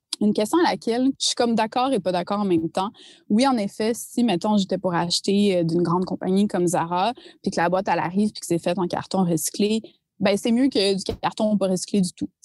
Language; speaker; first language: French; native; French